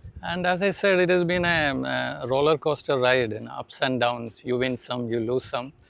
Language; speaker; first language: English; non-native, local second language; Malayalam